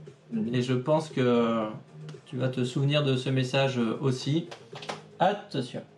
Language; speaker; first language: French; native; French